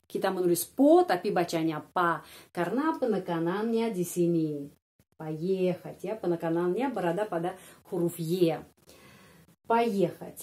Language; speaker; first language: Indonesian; non-native, fluent; Russian